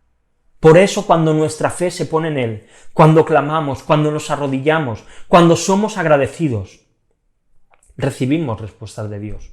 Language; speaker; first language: Spanish; native; Spanish